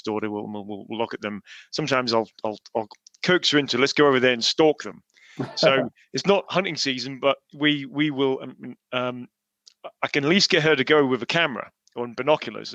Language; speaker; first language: English; native; English